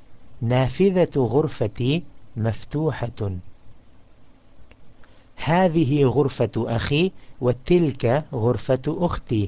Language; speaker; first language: Arabic; non-native, fluent; English